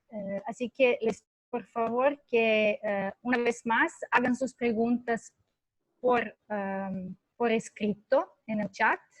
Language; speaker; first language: Spanish; non-native, fluent; Serbian